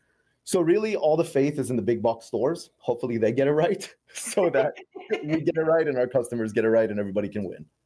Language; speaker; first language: English; native; English